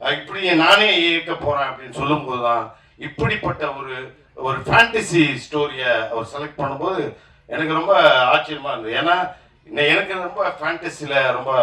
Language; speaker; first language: Tamil; native; Tamil